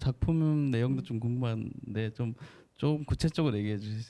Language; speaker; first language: Korean; non-native, fluent; Bangla